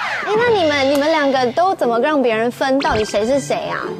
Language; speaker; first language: Chinese; native; Chinese